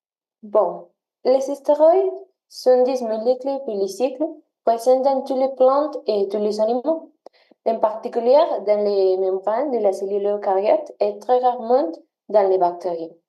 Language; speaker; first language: French; non-native, learner; Spanish